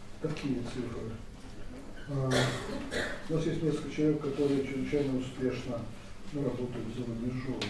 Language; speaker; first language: Russian; native; Russian